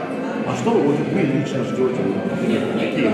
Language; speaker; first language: Russian; native; Russian